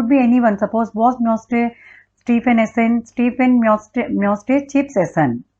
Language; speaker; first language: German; non-native, learner; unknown